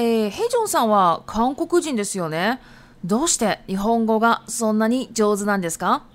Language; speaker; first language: Japanese; non-native, fluent; Chinese